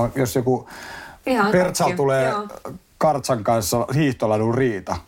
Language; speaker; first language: Finnish; native; Finnish